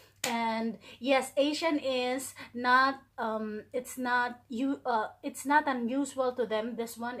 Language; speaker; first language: English; non-native, local second language; Filipino